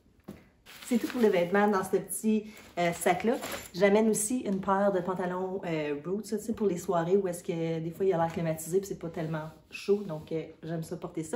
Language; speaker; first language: French; native; French